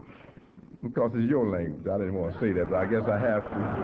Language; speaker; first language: English; native; English